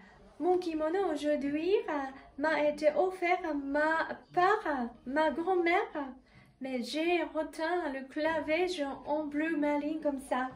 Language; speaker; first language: French; non-native, fluent; Japanese